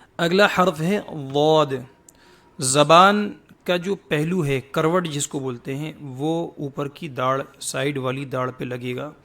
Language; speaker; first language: Urdu; native; Urdu